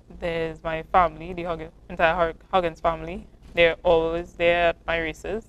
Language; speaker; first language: English; native; English